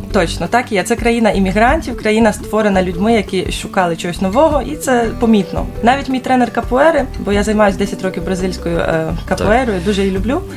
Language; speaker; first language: Ukrainian; native; Ukrainian